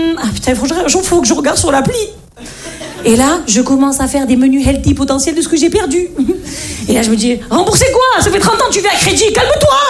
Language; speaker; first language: French; native; French